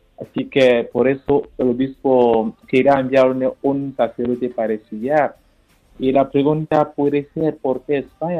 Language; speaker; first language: Spanish; non-native, fluent; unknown